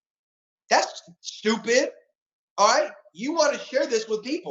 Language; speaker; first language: English; native; English